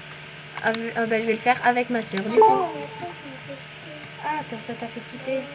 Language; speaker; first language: French; native; French